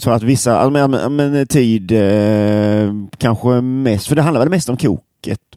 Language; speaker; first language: Swedish; native; Swedish